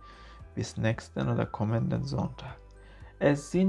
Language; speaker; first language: German; non-native, fluent; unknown